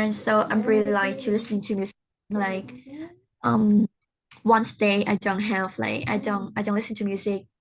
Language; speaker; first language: English; non-native, learner; Vietnamese